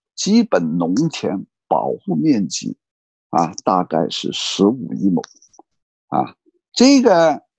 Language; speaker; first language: Chinese; native; Chinese